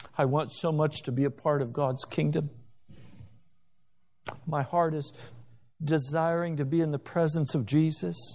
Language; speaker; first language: English; native; English